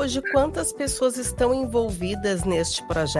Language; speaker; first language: Portuguese; native; Portuguese